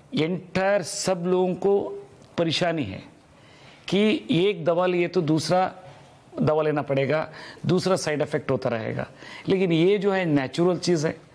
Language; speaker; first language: Hindi; non-native, local second language; Telugu